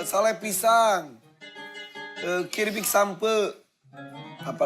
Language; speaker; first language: Indonesian; native; Indonesian